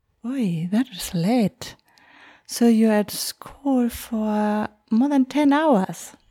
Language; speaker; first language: English; non-native, fluent; German